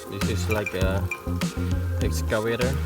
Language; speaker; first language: English; non-native, learner; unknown